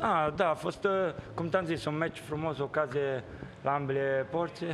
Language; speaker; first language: Romanian; non-native, fluent; Italian